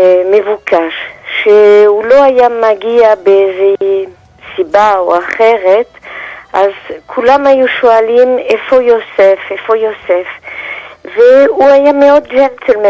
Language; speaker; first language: Hebrew; non-native, fluent; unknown